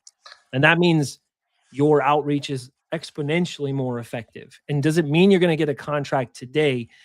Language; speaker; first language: English; native; English